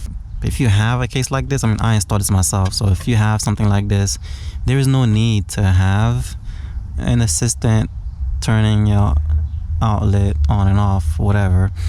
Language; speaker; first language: English; native; English